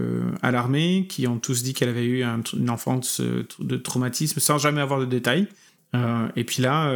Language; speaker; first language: French; native; French